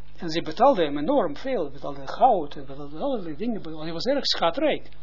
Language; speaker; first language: Dutch; non-native, fluent; Hebrew